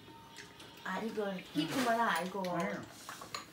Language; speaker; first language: Korean; non-native, fluent; Vietnamese